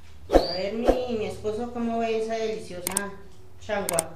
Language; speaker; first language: Spanish; native; Spanish